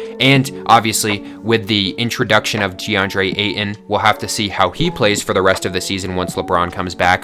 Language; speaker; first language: English; native; English